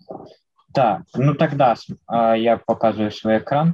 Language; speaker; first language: Russian; native; Russian